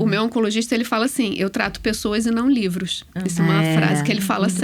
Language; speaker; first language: Portuguese; native; Portuguese